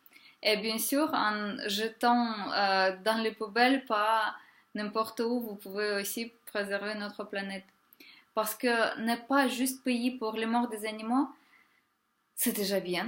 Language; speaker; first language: French; non-native, fluent; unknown